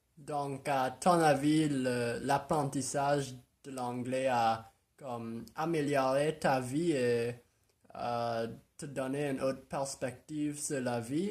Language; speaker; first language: French; non-native, local second language; English